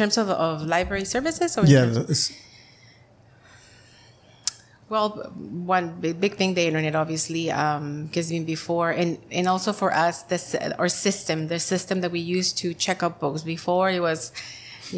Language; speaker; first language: English; non-native, fluent; Spanish